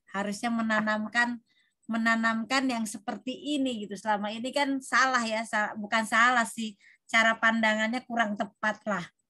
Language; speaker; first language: Indonesian; native; Indonesian